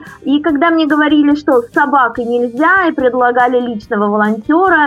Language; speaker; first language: Russian; native; Russian